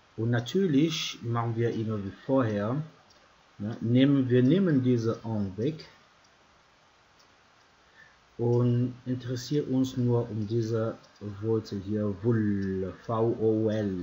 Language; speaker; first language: German; non-native, fluent; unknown